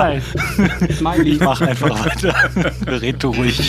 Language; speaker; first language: German; native; German